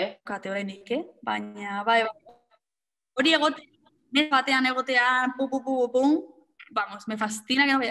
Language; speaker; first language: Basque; non-native, local second language; Spanish